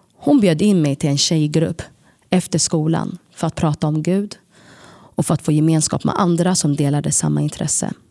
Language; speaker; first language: Swedish; early bilingual, other home language; Tigrinya